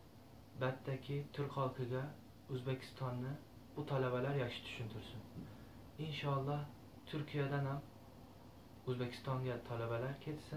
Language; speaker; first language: Turkish; non-native, learner; Uzbek